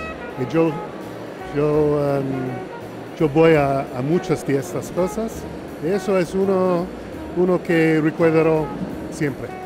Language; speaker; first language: Spanish; non-native, learner; English